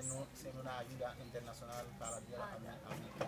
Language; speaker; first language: Spanish; non-native, fluent; Haitian Creole